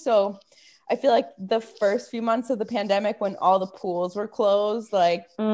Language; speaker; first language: English; native; English